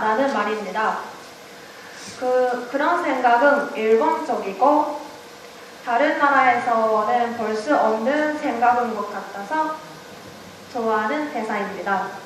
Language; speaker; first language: Korean; non-native, learner; Japanese